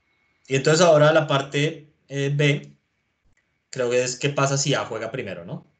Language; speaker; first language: Spanish; native; Spanish